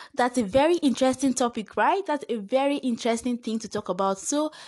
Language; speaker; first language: English; non-native, local second language; Igbo